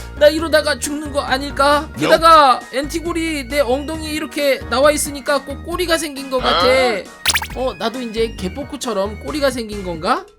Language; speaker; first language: Korean; native; Korean